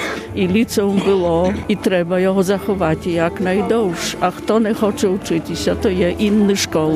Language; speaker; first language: Polish; non-native, local second language; Belarusian